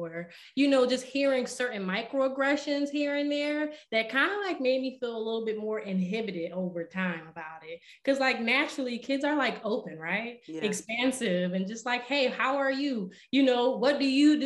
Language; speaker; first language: English; native; English